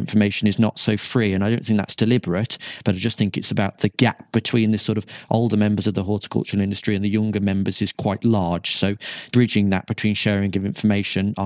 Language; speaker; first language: English; native; English